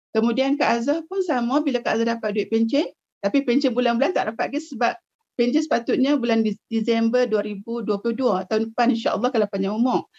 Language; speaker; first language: Malay; native; Malay